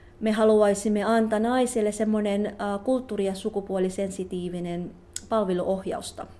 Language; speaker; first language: Finnish; non-native, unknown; Filipino